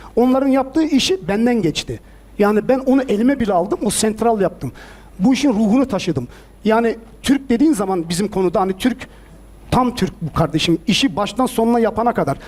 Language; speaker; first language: Turkish; early bilingual, heritage; Turkish